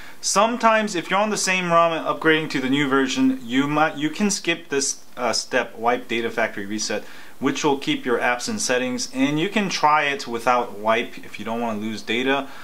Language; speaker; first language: English; native; English